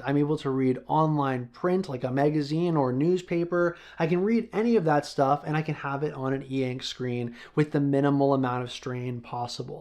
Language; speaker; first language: English; native; English